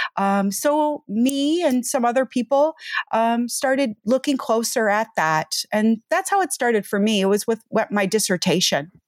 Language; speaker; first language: English; native; English